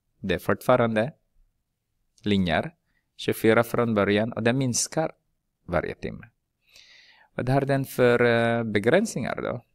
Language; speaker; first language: Swedish; non-native, fluent; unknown